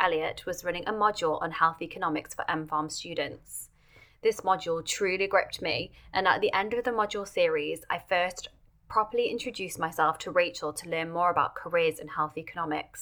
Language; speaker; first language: English; native; English